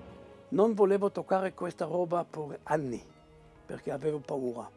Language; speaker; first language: Italian; non-native, fluent; Hebrew